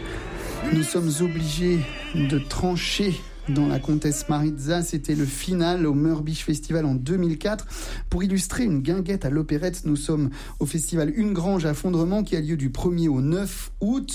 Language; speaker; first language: French; native; French